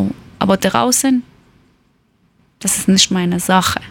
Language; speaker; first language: German; non-native, learner; Persian